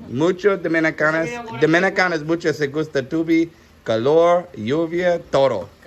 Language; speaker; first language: Spanish; non-native, learner; English